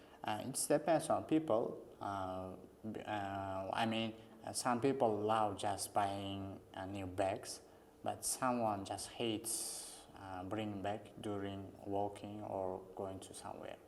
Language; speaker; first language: English; non-native, learner; Uzbek